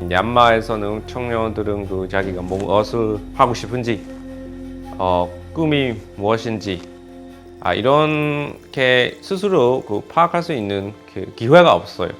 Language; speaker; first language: Korean; non-native, fluent; Burmese